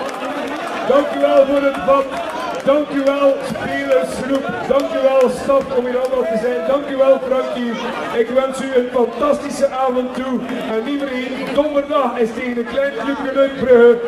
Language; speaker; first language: Dutch; native; Dutch